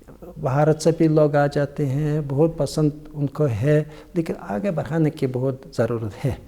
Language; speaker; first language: Hindi; non-native, learner; Mongolian